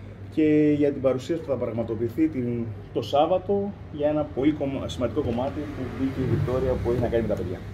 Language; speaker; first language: Greek; native; Greek